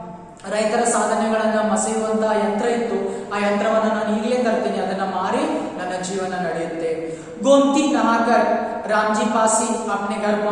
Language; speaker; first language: Kannada; native; Kannada